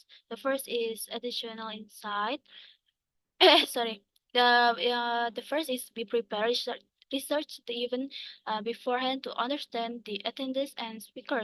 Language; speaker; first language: English; non-native, learner; Indonesian